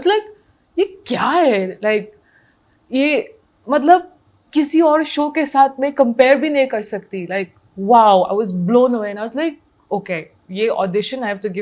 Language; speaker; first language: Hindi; non-native, local second language; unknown